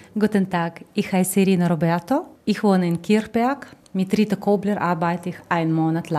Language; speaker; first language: German; non-native, learner; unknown